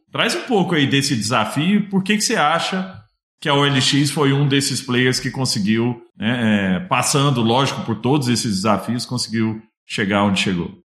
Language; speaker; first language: Portuguese; native; Portuguese